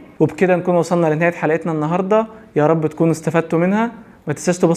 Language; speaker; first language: Arabic; native; Arabic